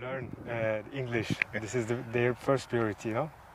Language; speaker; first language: English; non-native, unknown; Turkish